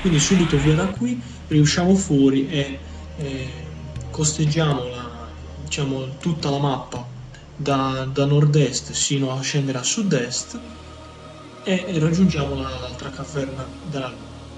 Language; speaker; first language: Italian; native; Italian